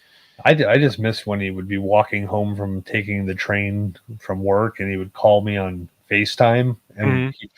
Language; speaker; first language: English; native; English